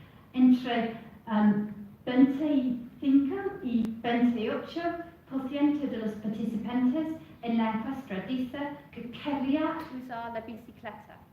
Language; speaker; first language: Spanish; non-native, fluent; English